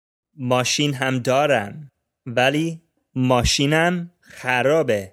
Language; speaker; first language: Persian; non-native, learner; English